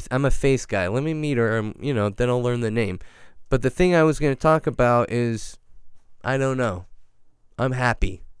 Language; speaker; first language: English; early bilingual, other home language; Italian